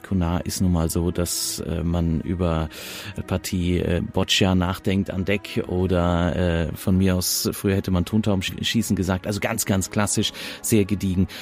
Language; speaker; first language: German; native; German